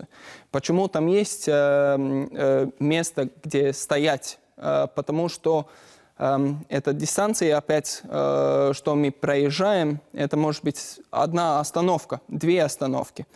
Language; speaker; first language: Russian; non-native, learner; Latvian